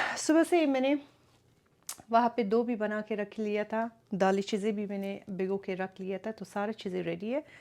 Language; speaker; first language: Urdu; early bilingual, other home language; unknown